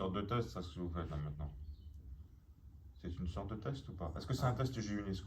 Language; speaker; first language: French; native; French